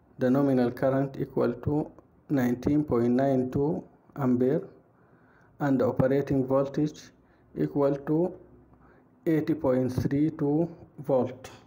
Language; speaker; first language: English; non-native, fluent; Arabic